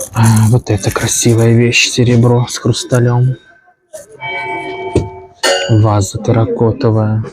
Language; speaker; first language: Russian; native; Russian